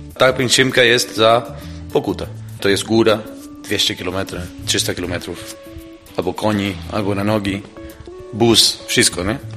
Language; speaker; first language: Polish; non-native, learner; Spanish